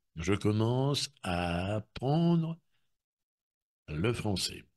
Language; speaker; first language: French; non-native, fluent; Russian